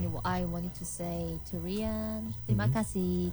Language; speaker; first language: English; non-native, learner; Korean